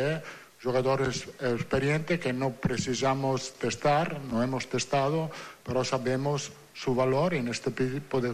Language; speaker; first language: Portuguese; non-native, learner; Italian